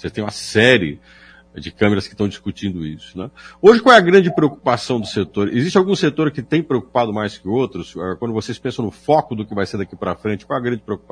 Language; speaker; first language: Portuguese; native; Portuguese